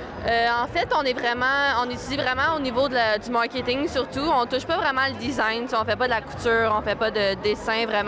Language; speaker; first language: French; native; French